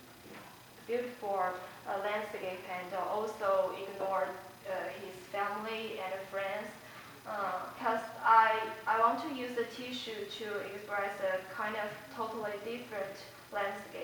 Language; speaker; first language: English; non-native, fluent; Chinese